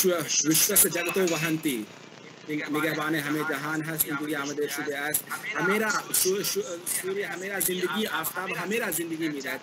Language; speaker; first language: Persian; non-native, learner; Hindi